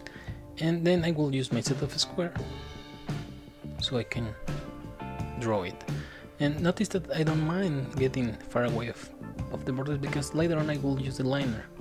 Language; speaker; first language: English; non-native, fluent; Spanish